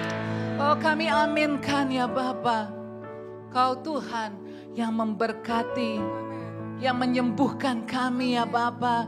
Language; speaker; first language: Indonesian; native; Indonesian